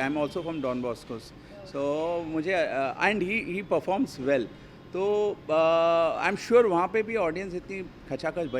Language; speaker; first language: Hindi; native; Hindi